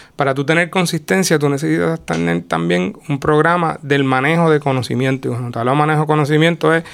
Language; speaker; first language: Spanish; native; Spanish